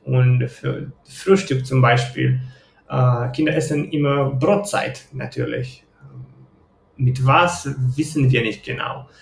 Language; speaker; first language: German; non-native, fluent; Romanian